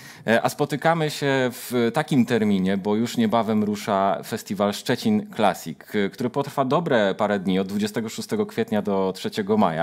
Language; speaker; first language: Polish; native; Polish